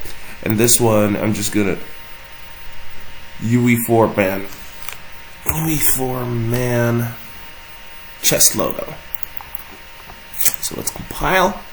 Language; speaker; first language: English; native; English